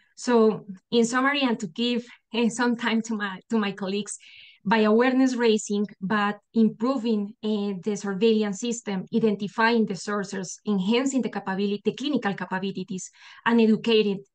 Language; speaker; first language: English; non-native, fluent; Spanish